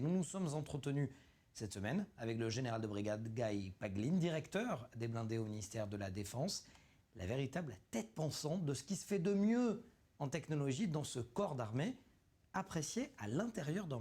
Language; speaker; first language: French; native; French